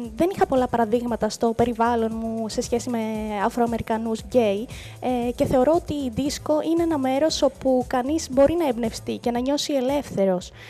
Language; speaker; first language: Greek; native; Greek